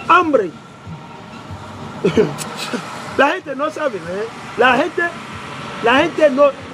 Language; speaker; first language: Spanish; non-native, learner; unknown